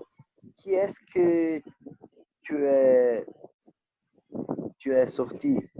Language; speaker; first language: French; non-native, learner; Portuguese